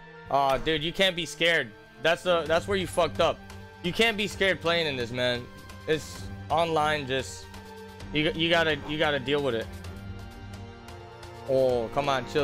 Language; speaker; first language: English; early bilingual, other home language; Spanish